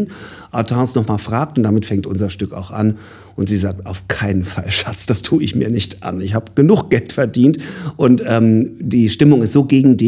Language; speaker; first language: German; native; German